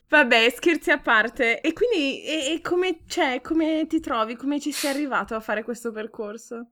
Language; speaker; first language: Italian; native; Italian